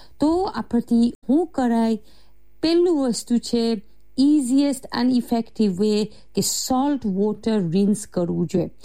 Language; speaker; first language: Gujarati; early bilingual, heritage; Gujarati